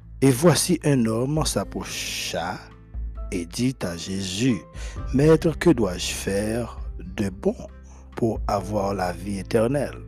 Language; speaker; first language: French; non-native, local second language; Haitian Creole